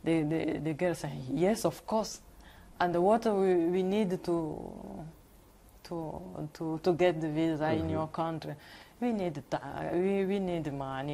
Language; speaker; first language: English; non-native, learner; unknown